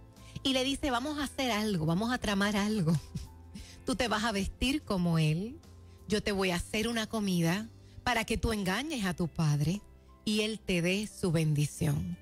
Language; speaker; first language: Spanish; native; Spanish